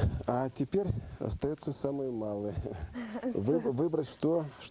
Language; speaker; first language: Russian; native; Russian